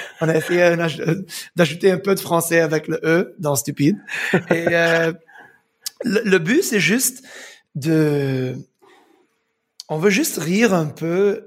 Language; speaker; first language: French; non-native, fluent; English